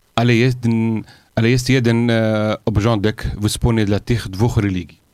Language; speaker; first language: Polish; non-native, learner; Arabic